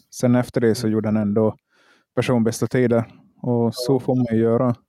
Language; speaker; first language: Swedish; native; Swedish